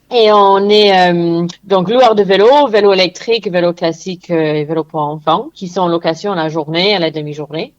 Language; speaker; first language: French; non-native, fluent; English